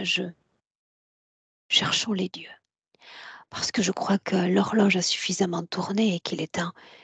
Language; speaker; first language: French; native; French